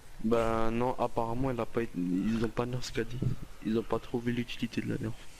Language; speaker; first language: French; native; French